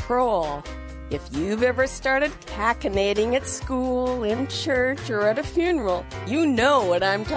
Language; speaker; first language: English; native; English